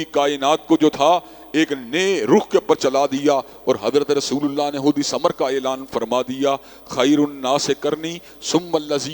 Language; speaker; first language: Urdu; native; Urdu